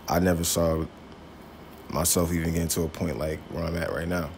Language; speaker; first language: English; native; English